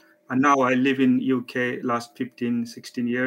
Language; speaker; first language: English; non-native, local second language; Marathi